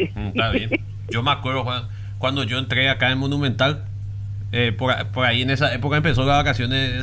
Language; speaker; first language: Spanish; native; Spanish